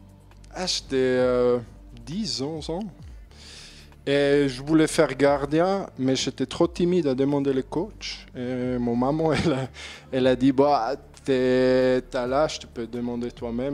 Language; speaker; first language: French; non-native, learner; German